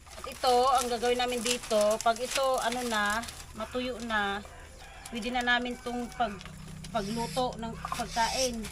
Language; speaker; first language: Filipino; non-native, local second language; Iloko